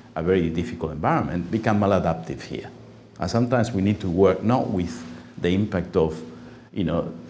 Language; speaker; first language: English; non-native, fluent; Spanish